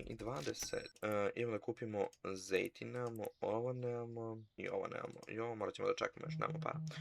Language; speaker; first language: Bosnian; early bilingual, heritage; Bosnian